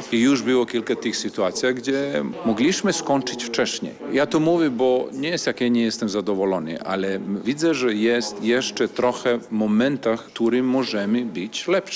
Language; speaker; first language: Polish; non-native, fluent; Serbian